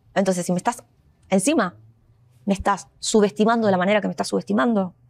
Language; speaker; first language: Spanish; native; Spanish